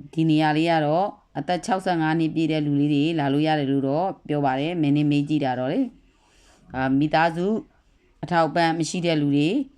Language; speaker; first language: Burmese; native; Burmese